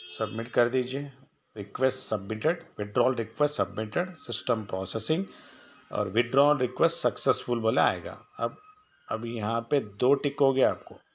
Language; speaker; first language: Hindi; non-native, local second language; Telugu